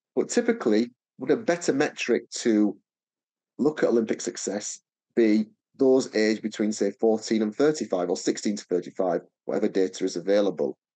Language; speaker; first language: English; native; English